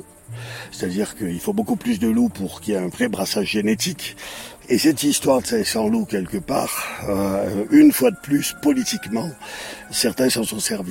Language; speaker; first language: French; native; French